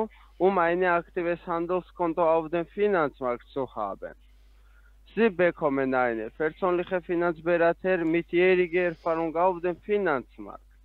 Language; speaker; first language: German; non-native, learner; Italian